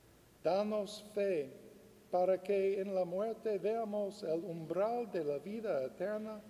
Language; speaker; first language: Spanish; non-native, fluent; English